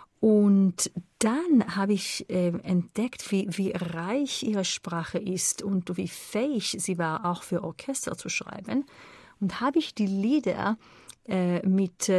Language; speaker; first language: German; non-native, fluent; Hebrew